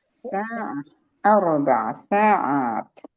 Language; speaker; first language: Arabic; non-native, learner; Indonesian